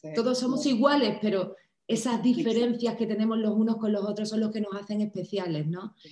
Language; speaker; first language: Spanish; native; Spanish